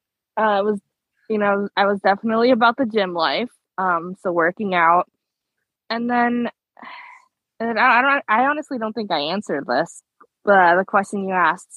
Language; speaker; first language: English; early bilingual, other home language; Spanish